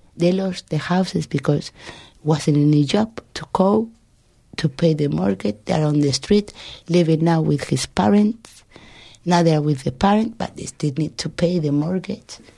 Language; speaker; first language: English; non-native, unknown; Spanish